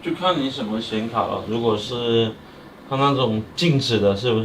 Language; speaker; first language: Chinese; native; Chinese